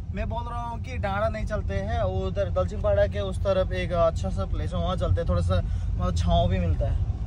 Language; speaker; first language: Hindi; non-native, local second language; Nepali